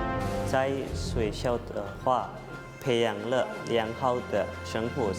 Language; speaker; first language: Chinese; non-native, learner; Indonesian